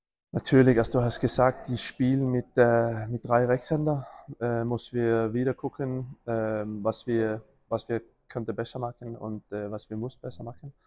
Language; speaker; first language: German; non-native, learner; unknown